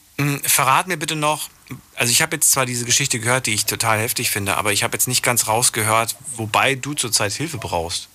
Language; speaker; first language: German; native; German